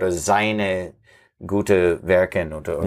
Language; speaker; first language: German; non-native, fluent; English